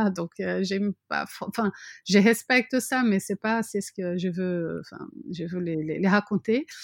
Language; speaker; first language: French; non-native, fluent; Portuguese